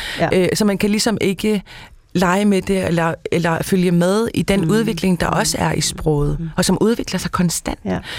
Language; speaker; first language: Danish; non-native, local second language; Kalaallisut